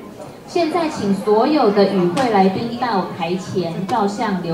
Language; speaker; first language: Chinese; native; Chinese